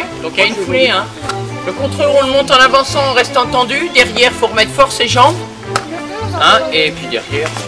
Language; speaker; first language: French; native; French